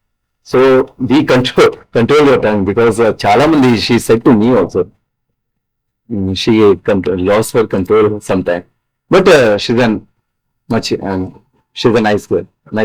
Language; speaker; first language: Telugu; non-native, learner; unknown